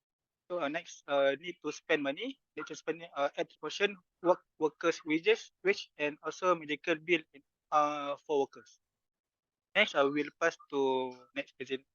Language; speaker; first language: English; non-native, fluent; Malay